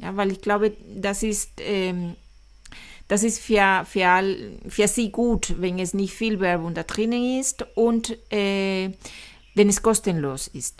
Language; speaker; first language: German; non-native, fluent; Spanish